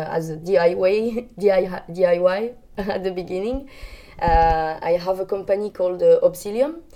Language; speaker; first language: English; non-native, learner; French